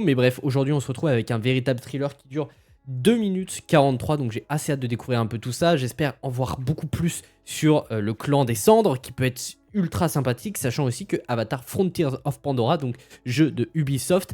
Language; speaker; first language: French; native; French